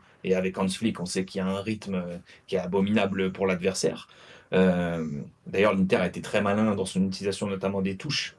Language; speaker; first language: French; native; French